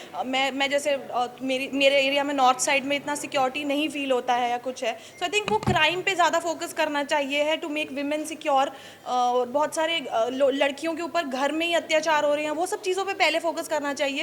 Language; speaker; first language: Hindi; native; Hindi